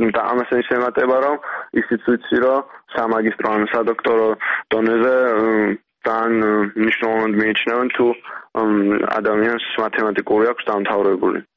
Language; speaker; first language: Georgian; native; Georgian